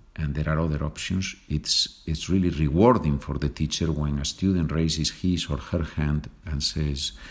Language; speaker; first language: English; non-native, fluent; Spanish